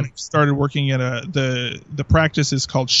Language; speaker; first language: English; native; English